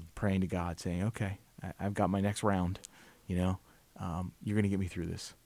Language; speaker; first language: English; native; English